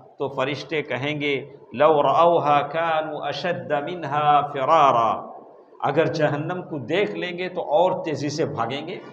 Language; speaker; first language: Urdu; native; Urdu